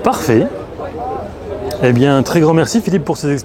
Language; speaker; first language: French; native; French